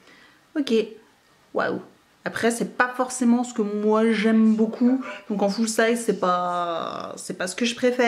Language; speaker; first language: French; native; French